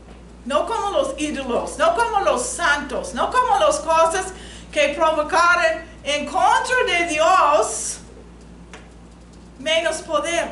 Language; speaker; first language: Spanish; non-native, fluent; English